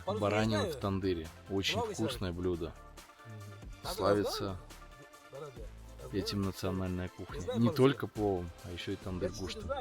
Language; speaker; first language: Russian; native; Russian